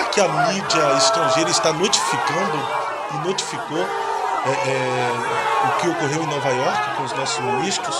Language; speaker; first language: Portuguese; native; Portuguese